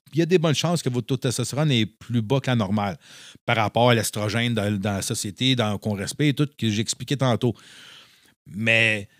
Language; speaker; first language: French; native; French